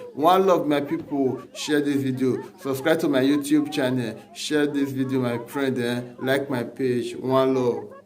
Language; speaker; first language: Nigerian Pidgin; native; Nigerian Pidgin